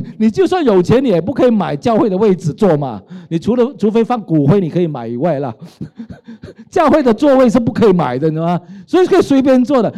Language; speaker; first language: Chinese; non-native, local second language; Cantonese